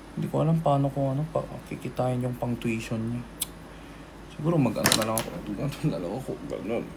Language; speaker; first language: Filipino; early bilingual, other home language; Korean